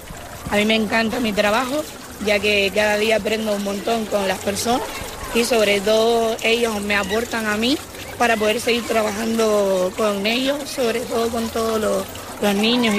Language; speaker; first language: Spanish; native; Spanish